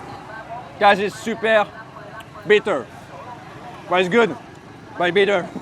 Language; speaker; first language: English; non-native, fluent; French